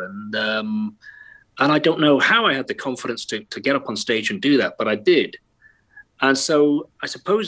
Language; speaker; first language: English; native; English